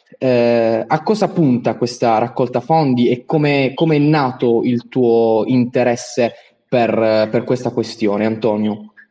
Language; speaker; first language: Italian; native; Italian